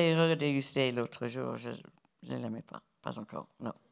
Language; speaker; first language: French; non-native, fluent; English